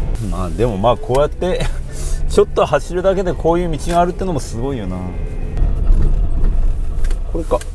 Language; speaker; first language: Japanese; native; Japanese